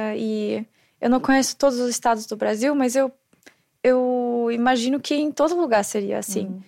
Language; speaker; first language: Portuguese; non-native, fluent; German